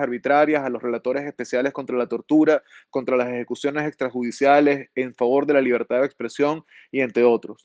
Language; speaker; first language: Spanish; native; Spanish